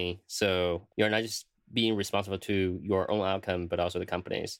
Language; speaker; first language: English; non-native, fluent; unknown